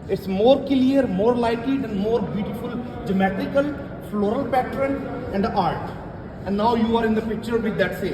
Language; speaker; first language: English; non-native, local second language; Urdu